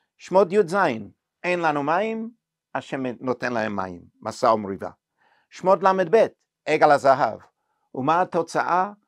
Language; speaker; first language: Hebrew; non-native, fluent; English